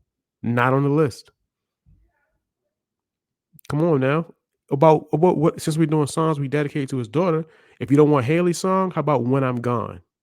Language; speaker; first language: English; native; English